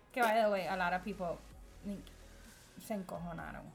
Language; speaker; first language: English; non-native, local second language; Spanish